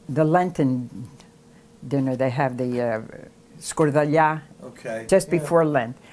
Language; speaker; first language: English; native; English